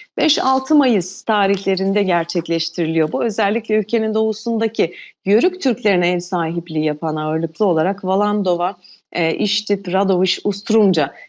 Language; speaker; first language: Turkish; non-native, local second language; Albanian